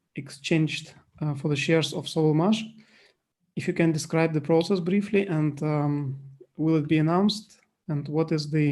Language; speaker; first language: English; non-native, fluent; Russian